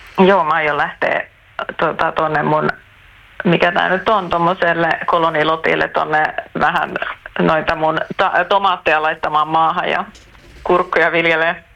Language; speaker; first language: Finnish; native; Finnish